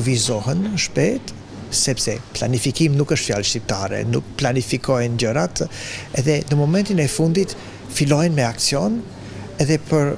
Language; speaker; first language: Albanian; non-native, fluent; English